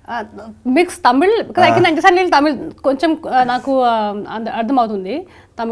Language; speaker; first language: Telugu; non-native, fluent; Hindi